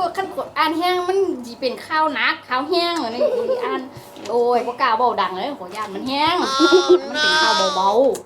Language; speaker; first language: Thai; native; Thai